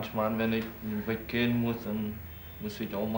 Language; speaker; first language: German; non-native, learner; Vietnamese